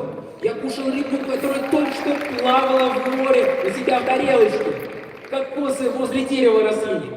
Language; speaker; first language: Russian; native; Russian